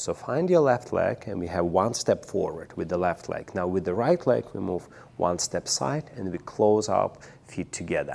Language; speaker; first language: English; non-native, fluent; Russian